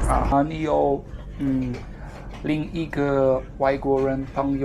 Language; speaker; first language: Chinese; non-native, learner; German